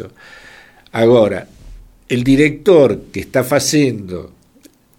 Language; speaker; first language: Portuguese; non-native, fluent; Spanish